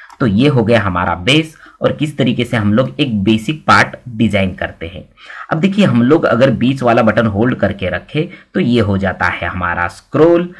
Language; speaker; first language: Hindi; non-native, local second language; Marathi